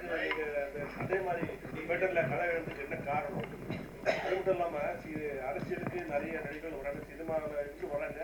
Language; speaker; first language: Tamil; native; Tamil